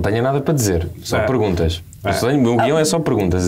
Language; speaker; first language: Portuguese; native; Portuguese